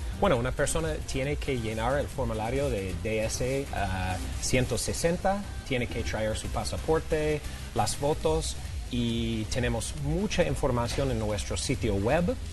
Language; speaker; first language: Spanish; non-native, fluent; English